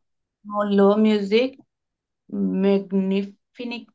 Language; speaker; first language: French; non-native, learner; Bangla